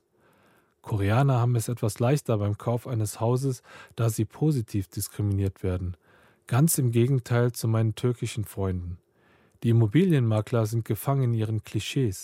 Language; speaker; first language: German; early bilingual, other home language; Korean